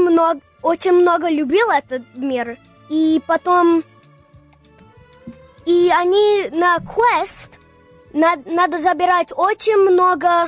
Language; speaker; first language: Russian; early bilingual, heritage; Russian